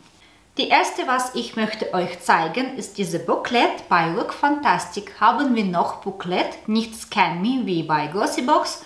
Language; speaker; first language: German; non-native, learner; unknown